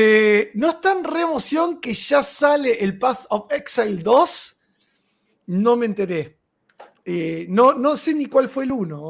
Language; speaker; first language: Spanish; native; Spanish